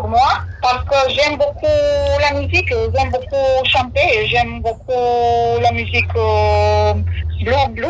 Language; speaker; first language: French; non-native, learner; Romanian